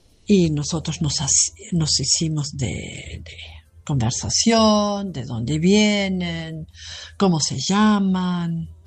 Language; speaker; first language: Spanish; non-native, fluent; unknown